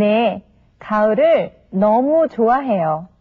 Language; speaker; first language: Korean; non-native, learner; Vietnamese